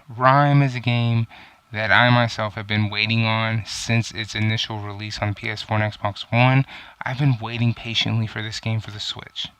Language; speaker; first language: English; native; English